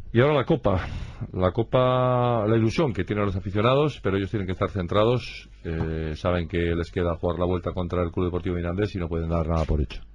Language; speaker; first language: Spanish; native; Spanish